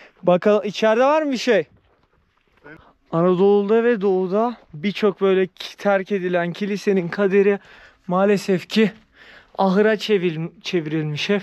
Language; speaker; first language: Turkish; native; Turkish